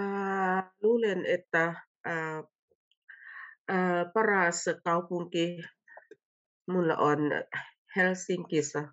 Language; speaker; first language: Finnish; non-native, learner; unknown